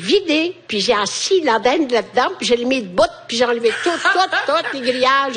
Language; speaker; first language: French; native; French